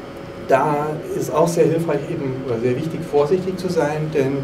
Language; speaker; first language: German; native; German